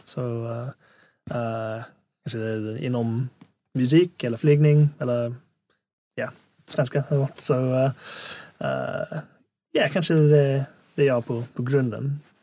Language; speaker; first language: Swedish; non-native, fluent; English